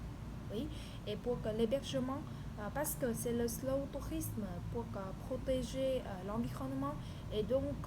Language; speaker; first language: French; non-native, learner; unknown